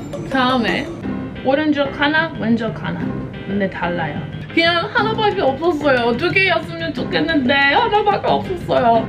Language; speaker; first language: Korean; non-native, fluent; English